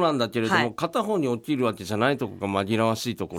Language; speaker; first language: Japanese; native; Japanese